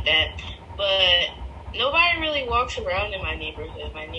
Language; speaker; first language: English; native; English